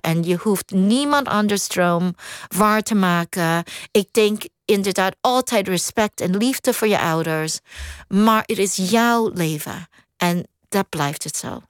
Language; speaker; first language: Dutch; non-native, fluent; Cantonese